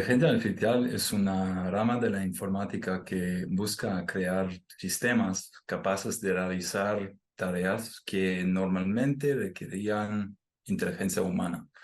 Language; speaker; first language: Spanish; non-native, fluent; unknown